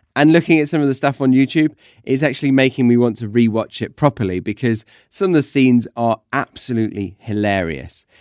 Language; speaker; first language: English; native; English